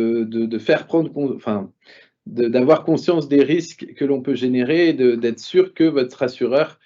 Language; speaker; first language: French; native; French